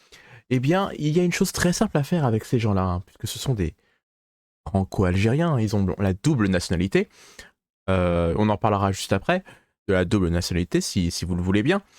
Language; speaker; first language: French; native; French